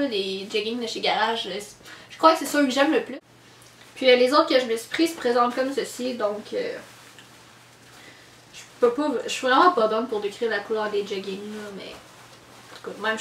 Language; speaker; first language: French; native; French